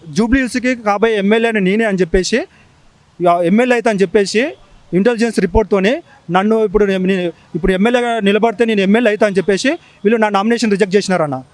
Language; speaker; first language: Telugu; native; Telugu